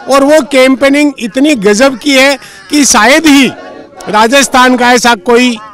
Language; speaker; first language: Hindi; native; Hindi